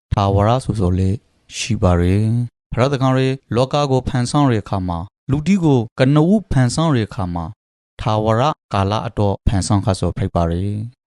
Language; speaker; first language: Burmese; native; Burmese